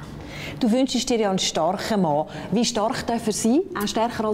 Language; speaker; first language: German; native; German